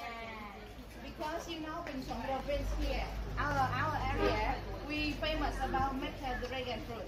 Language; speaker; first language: English; non-native, learner; Vietnamese